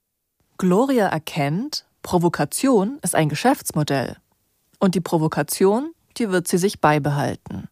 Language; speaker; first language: German; native; German